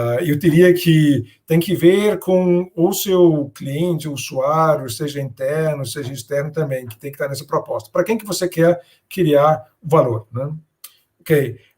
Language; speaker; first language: Portuguese; non-native, fluent; Danish